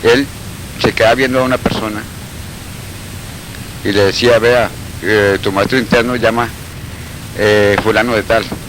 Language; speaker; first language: Spanish; native; Spanish